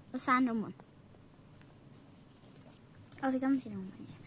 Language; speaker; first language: Chinese; native; Chinese